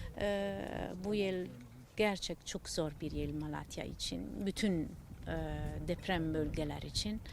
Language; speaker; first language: Turkish; non-native, learner; Italian